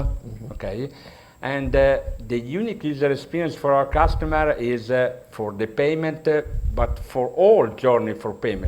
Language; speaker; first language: English; non-native, learner; Italian